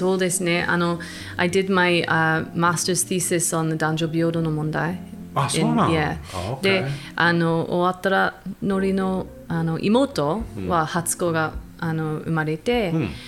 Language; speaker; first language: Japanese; non-native, fluent; English